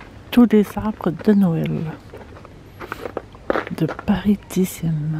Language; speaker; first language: French; native; French